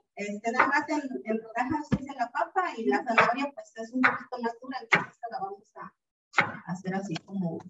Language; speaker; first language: English; early bilingual, heritage; Spanish